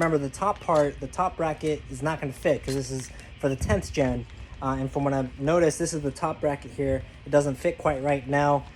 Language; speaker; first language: English; native; English